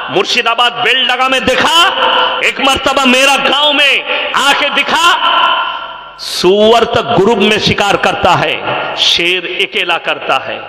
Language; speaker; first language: Hindi; non-native, local second language; Bangla